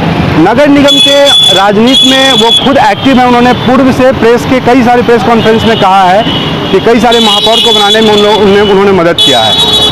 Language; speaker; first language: Hindi; native; Hindi